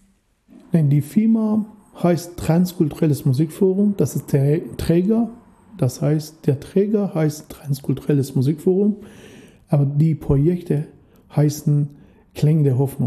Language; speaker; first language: German; non-native, fluent; Persian